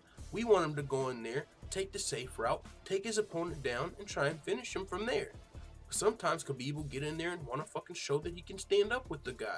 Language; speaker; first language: English; native; English